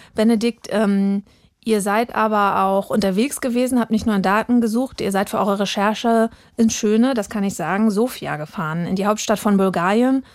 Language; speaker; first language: German; native; German